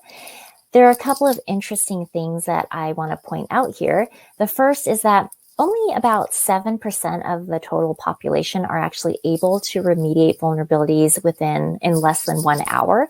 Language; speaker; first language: English; native; English